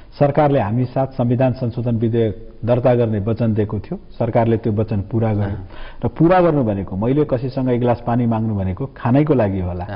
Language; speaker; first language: Nepali; non-native, local second language; Maithili